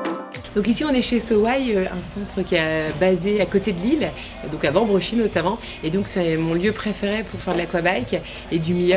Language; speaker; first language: French; native; French